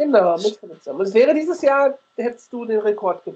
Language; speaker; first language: German; native; German